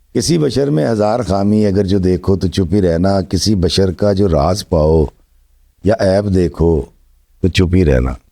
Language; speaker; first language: Urdu; non-native, local second language; Punjabi